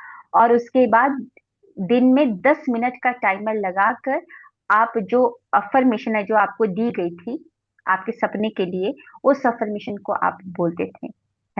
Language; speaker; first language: Hindi; native; Hindi